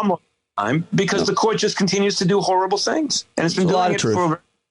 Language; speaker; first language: English; native; English